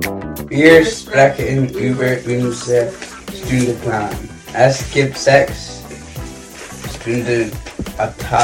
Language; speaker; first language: German; non-native, learner; English